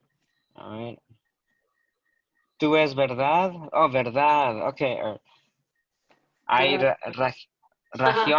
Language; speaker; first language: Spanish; early bilingual, heritage; Spanish